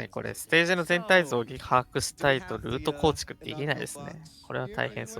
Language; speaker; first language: Japanese; native; Japanese